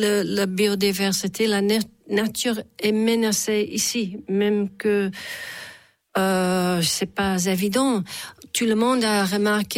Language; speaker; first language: French; non-native, fluent; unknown